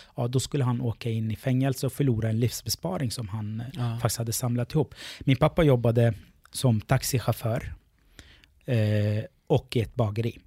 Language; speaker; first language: Swedish; early bilingual, other home language; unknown